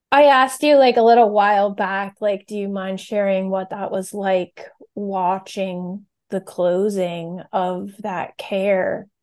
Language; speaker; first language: English; native; English